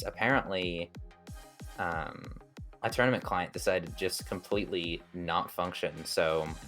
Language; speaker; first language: English; native; English